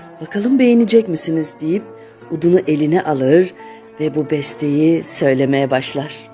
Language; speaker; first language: Turkish; native; Turkish